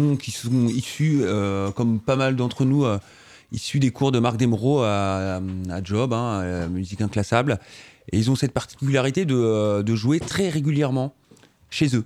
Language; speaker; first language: French; native; French